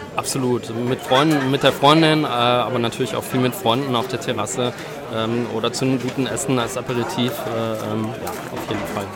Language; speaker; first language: German; native; German